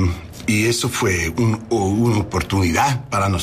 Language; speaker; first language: Spanish; non-native, learner; English